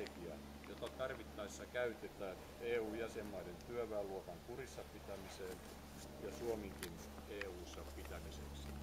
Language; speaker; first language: Finnish; native; Finnish